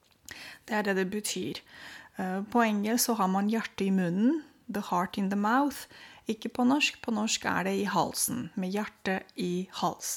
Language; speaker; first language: Norwegian; non-native, fluent; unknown